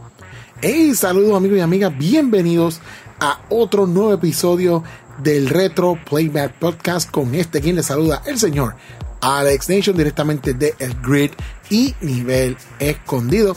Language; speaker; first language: Spanish; native; Spanish